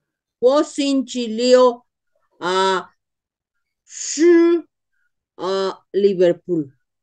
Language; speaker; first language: Chinese; non-native, learner; Spanish